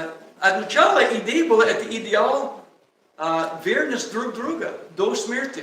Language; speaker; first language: Russian; non-native, learner; English